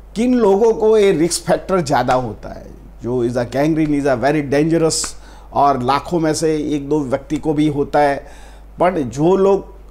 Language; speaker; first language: Hindi; non-native, local second language; Gujarati